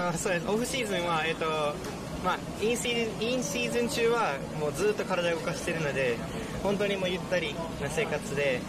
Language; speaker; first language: Japanese; early bilingual, heritage; Japanese